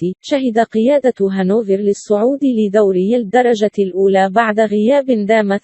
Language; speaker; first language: Arabic; native; Arabic